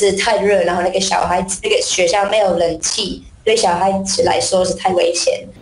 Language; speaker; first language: Chinese; non-native, fluent; English